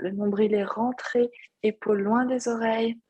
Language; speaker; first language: French; native; French